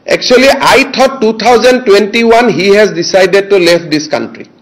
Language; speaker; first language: English; non-native, local second language; Assamese